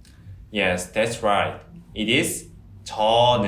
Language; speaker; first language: English; non-native, fluent; Korean